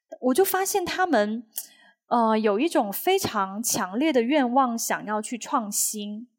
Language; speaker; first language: Chinese; native; Chinese